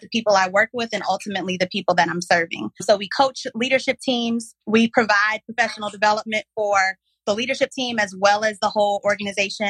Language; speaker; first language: English; native; English